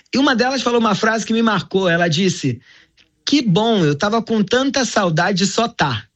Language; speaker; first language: Portuguese; native; Portuguese